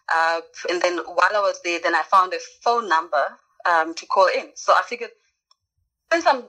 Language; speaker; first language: English; non-native, local second language; Zulu